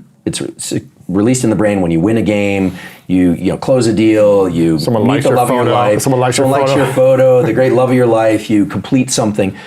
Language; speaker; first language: English; native; English